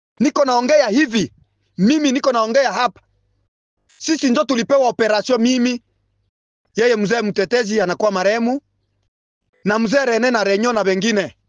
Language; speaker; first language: Swahili; non-native, local second language; Bembe